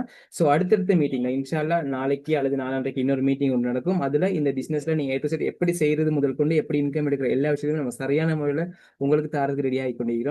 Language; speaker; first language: Tamil; native; Tamil